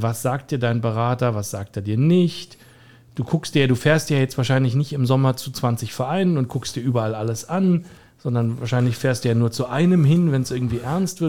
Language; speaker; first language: German; native; German